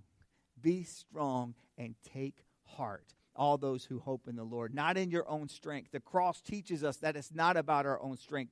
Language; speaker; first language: English; native; English